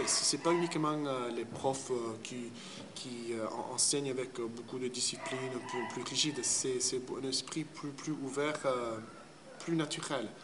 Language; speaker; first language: French; early bilingual, heritage; English